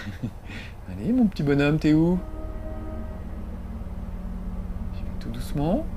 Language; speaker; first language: French; native; French